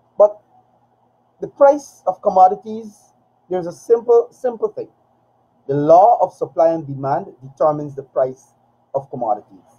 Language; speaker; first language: English; native; English